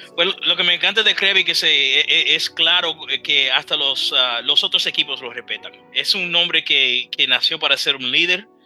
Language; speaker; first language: Spanish; early bilingual, heritage; Spanish